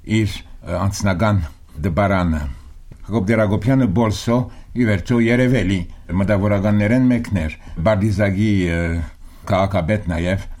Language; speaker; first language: Armenian; early bilingual, heritage; Armenian